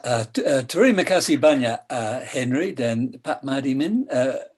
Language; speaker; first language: Indonesian; non-native, fluent; English